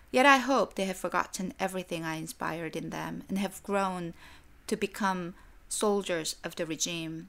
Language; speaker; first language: English; non-native, fluent; Korean